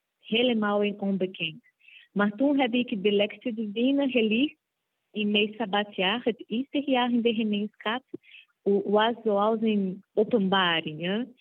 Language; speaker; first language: Dutch; non-native, fluent; Portuguese